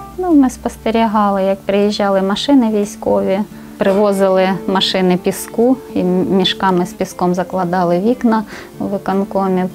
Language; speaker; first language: Ukrainian; native; Ukrainian